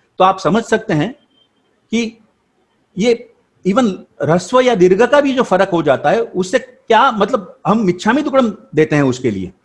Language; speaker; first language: Hindi; non-native, local second language; Gujarati